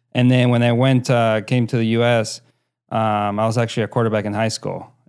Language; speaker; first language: English; early bilingual, other home language; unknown